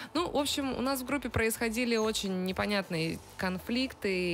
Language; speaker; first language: Russian; native; Russian